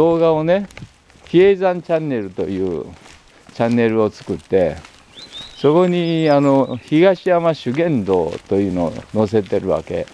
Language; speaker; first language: Japanese; native; Japanese